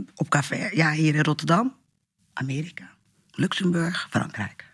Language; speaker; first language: Dutch; early bilingual, other home language; Portuguese